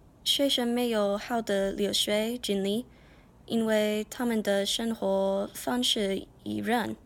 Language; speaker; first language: Chinese; non-native, learner; English